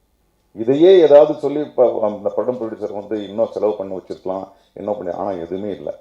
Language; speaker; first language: Tamil; native; Tamil